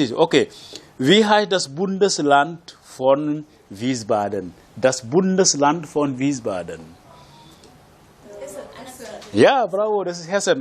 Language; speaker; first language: German; non-native, fluent; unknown